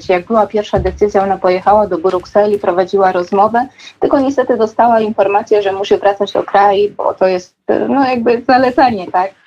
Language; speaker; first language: Polish; non-native, fluent; Georgian